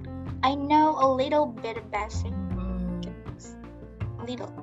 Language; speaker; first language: English; non-native, learner; Indonesian